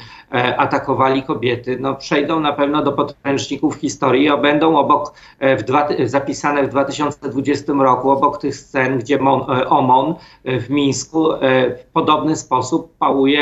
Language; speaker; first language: Polish; native; Polish